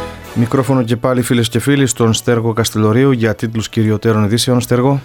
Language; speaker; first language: Greek; native; Greek